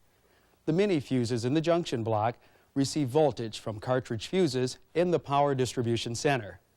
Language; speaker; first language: English; native; English